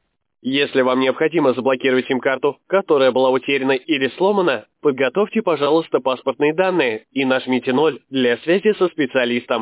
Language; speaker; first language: Russian; native; Russian